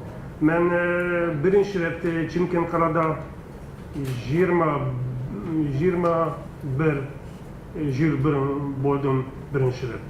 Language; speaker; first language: Kazakh; non-native, learner; Hungarian